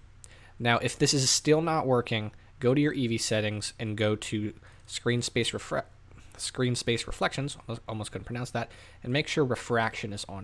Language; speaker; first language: English; native; English